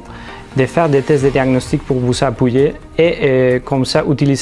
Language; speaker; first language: French; non-native, fluent; Spanish